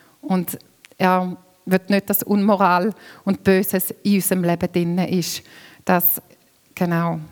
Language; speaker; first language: German; native; German